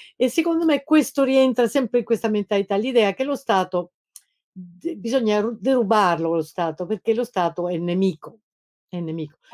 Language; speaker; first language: Italian; native; Italian